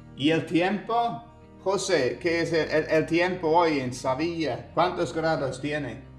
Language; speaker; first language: Spanish; non-native, learner; English